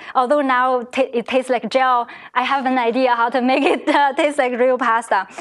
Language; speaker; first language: English; non-native, fluent; Chinese